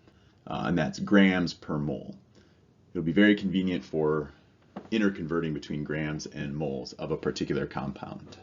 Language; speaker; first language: English; native; English